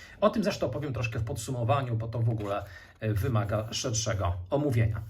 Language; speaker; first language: Polish; native; Polish